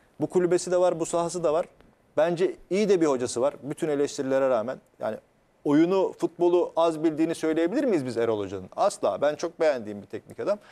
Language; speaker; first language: Turkish; native; Turkish